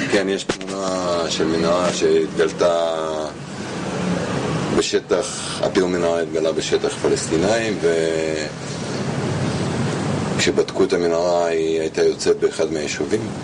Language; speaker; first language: Hebrew; non-native, fluent; Russian